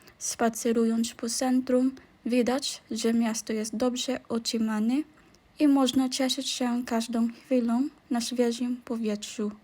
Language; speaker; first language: Polish; non-native, learner; Filipino